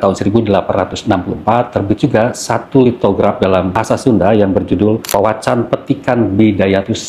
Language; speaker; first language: Indonesian; native; Indonesian